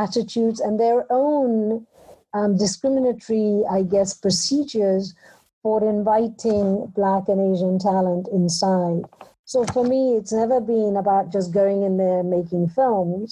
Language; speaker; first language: English; native; English